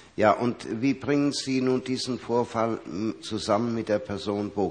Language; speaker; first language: German; native; German